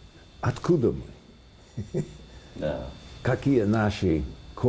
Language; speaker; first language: Russian; non-native, fluent; English